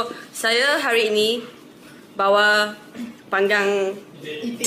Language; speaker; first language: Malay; non-native, local second language; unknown